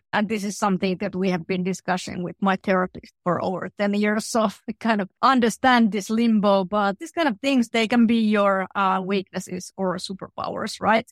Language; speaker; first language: English; non-native, fluent; Finnish